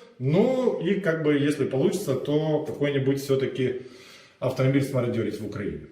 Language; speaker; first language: Russian; native; Russian